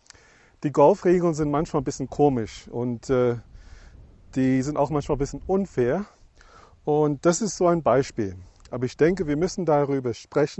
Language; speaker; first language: German; non-native, fluent; English